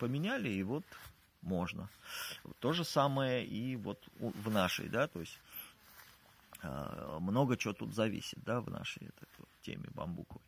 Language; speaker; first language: Russian; native; Russian